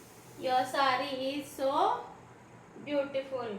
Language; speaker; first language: English; non-native, local second language; Marathi